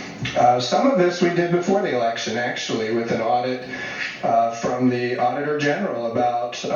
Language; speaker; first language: English; native; English